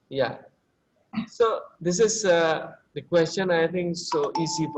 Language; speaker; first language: English; non-native, learner; Indonesian